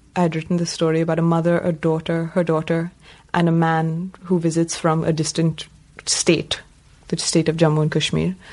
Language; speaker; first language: English; non-native, local second language; Tamil